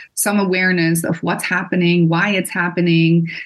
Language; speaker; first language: English; non-native, fluent; Dutch